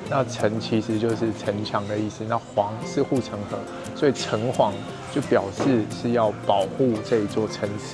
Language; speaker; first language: Chinese; native; Chinese